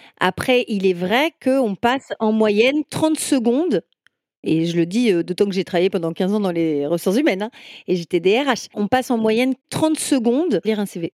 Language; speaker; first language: French; native; French